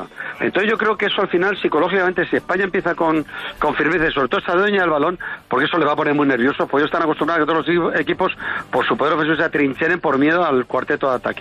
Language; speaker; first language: Spanish; native; Spanish